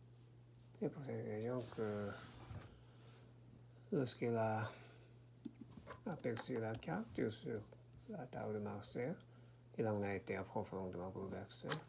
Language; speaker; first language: French; non-native, learner; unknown